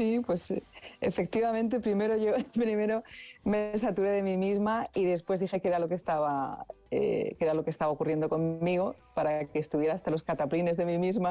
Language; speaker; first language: Spanish; native; Spanish